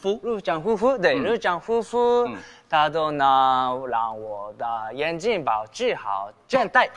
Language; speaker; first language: Chinese; non-native, learner; Japanese